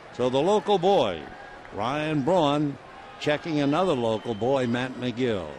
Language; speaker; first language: English; native; English